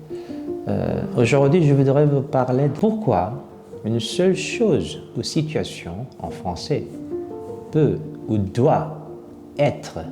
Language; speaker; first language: French; non-native, fluent; Korean